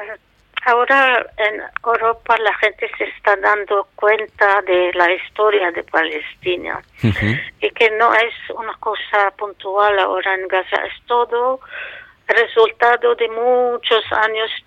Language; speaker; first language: Spanish; non-native, fluent; Arabic